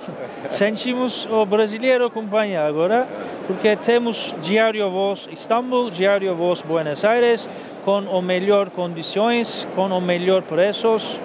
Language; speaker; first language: Portuguese; non-native, learner; Turkish